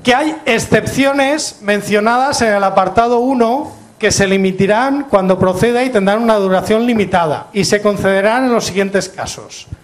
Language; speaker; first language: Spanish; non-native, local second language; Catalan